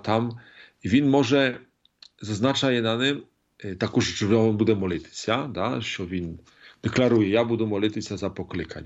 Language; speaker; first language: Polish; non-native, learner; Ukrainian